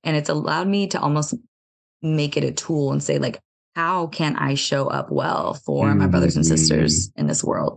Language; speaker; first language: English; native; English